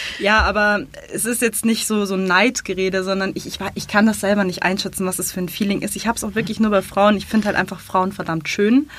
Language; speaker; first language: German; native; German